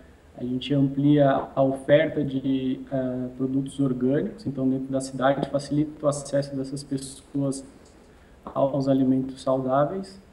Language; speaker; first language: Portuguese; native; Portuguese